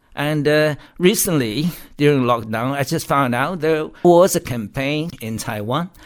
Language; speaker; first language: English; non-native, fluent; Chinese